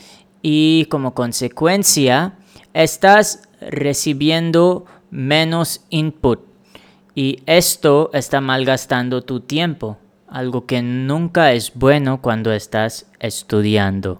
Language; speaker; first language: Spanish; non-native, fluent; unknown